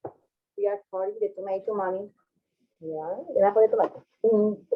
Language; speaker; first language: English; non-native, fluent; Spanish